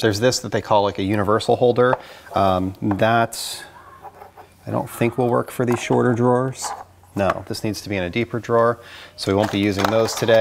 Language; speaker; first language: English; native; English